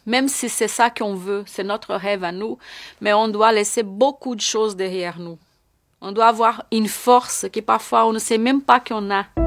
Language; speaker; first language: French; non-native, fluent; Portuguese